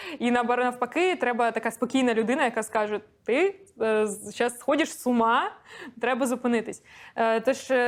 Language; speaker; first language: Ukrainian; non-native, local second language; Russian